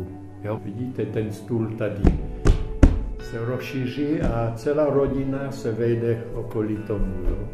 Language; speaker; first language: Czech; early bilingual, heritage; Czech